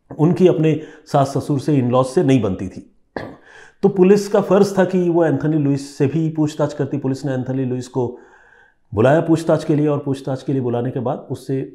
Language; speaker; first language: Hindi; non-native, local second language; Bangla